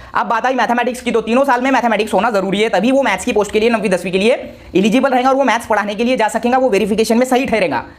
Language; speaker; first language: Hindi; non-native, local second language; Marathi